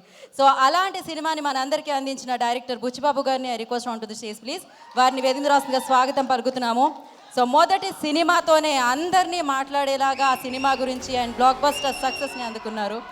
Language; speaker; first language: Telugu; native; Telugu